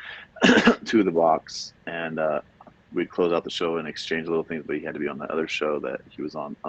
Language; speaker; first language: English; native; English